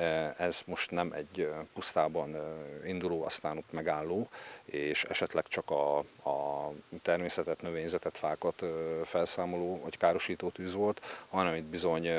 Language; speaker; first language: Hungarian; native; Hungarian